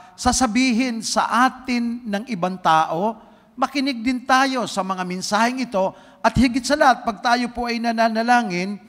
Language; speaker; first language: Filipino; native; Filipino